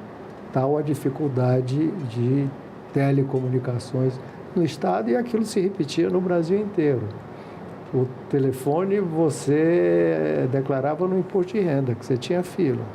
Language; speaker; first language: Portuguese; native; Portuguese